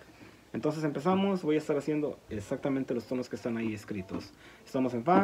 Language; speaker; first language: Spanish; native; Spanish